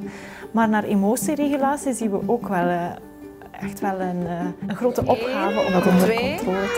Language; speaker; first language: Dutch; native; Dutch